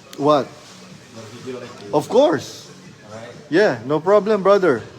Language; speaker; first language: English; non-native, learner; Filipino